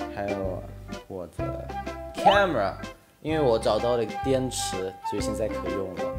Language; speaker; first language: Chinese; non-native, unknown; Thai